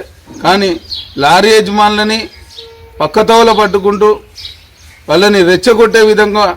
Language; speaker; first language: Telugu; native; Telugu